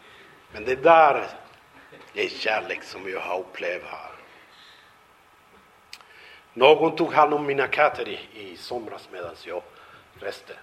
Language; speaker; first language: Swedish; non-native, fluent; Spanish